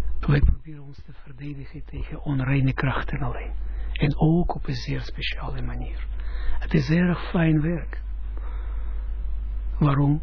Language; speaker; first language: Dutch; non-native, fluent; Russian